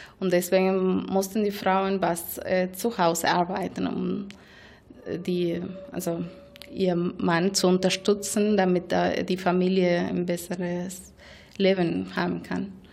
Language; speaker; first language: German; non-native, fluent; Spanish